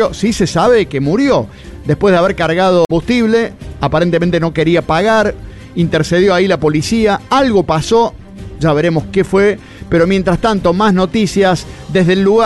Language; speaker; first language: Spanish; native; Spanish